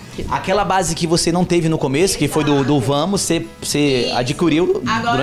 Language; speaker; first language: Portuguese; native; Portuguese